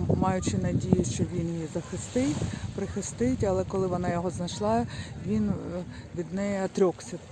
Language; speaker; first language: Ukrainian; native; Ukrainian